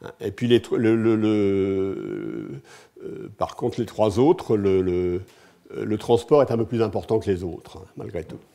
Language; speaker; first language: French; native; French